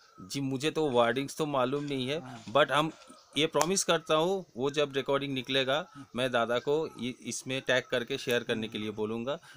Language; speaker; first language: Hindi; non-native, local second language; Bangla